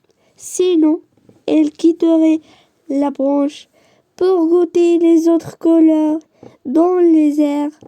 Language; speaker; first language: French; non-native, learner; Arabic